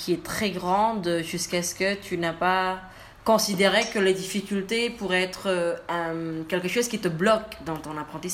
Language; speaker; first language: French; non-native, learner; Indonesian